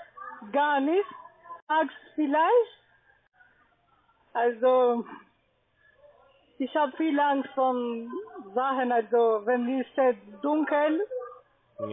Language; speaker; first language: German; non-native, fluent; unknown